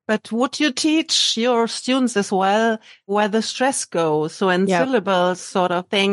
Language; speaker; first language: English; non-native, fluent; German